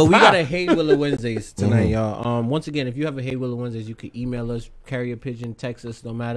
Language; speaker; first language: English; native; English